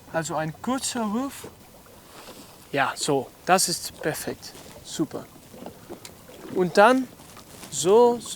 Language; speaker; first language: German; non-native, learner; Dutch